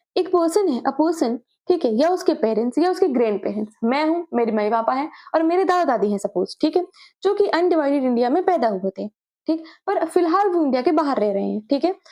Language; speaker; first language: Hindi; native; Hindi